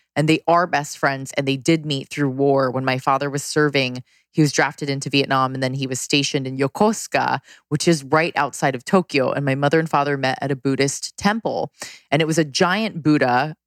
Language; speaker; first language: English; native; English